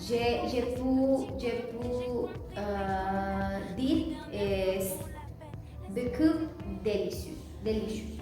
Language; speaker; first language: French; non-native, learner; Spanish